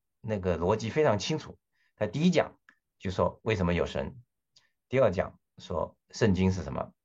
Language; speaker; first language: Chinese; non-native, local second language; Cantonese